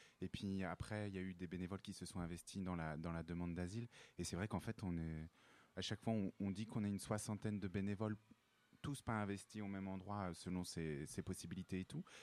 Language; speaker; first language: French; native; French